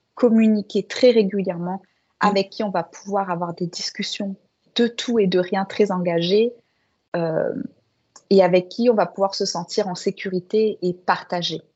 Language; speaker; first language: French; native; French